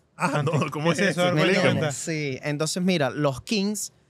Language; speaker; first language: Spanish; native; Spanish